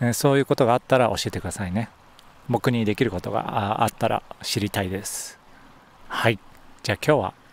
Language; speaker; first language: Japanese; native; Japanese